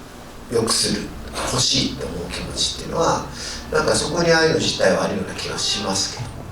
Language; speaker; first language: Japanese; native; Japanese